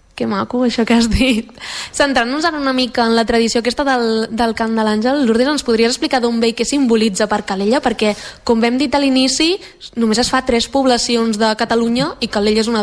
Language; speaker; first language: Catalan; native; Catalan